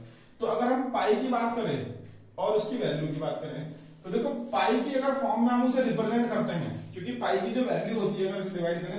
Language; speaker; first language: Hindi; native; Hindi